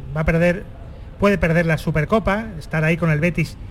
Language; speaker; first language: Spanish; native; Spanish